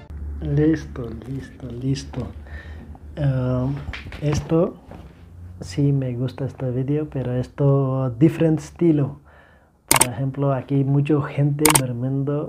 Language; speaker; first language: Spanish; non-native, learner; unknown